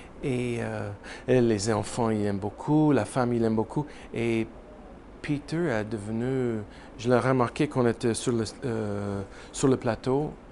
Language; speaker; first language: French; non-native, learner; English